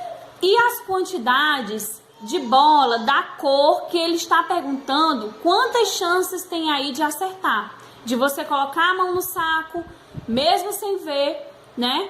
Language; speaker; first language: Portuguese; native; Portuguese